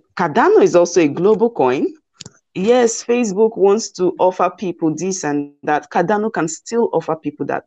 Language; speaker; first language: English; non-native, local second language; Igbo